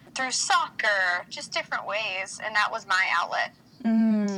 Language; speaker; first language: English; native; English